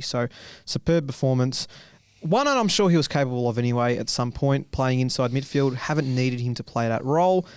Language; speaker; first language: English; native; English